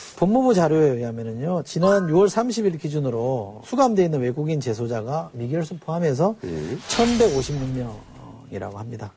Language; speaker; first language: Korean; native; Korean